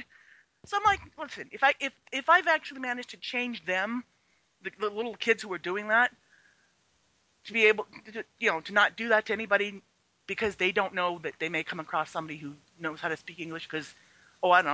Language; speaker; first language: English; early bilingual, other home language; Chinese